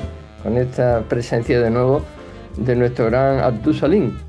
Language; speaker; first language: Spanish; native; Spanish